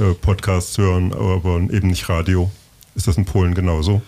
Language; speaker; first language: German; native; German